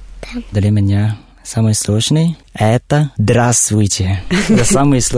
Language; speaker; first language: Russian; non-native, learner; Thai